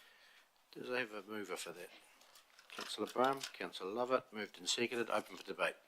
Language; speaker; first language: English; native; English